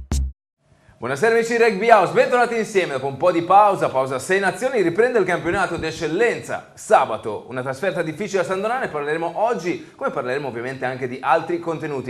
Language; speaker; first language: Italian; native; Italian